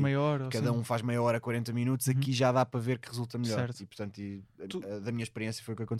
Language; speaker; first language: Portuguese; native; Portuguese